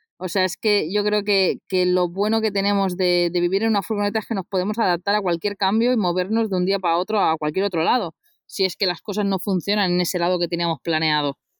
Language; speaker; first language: Spanish; native; Spanish